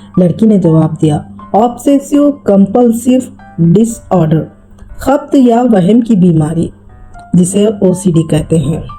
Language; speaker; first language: Urdu; native; Urdu